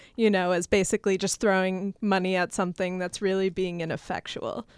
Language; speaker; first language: English; native; English